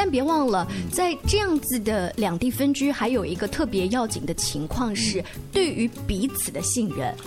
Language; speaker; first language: Chinese; native; Chinese